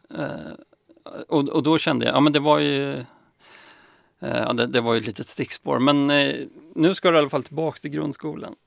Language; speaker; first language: Swedish; native; Swedish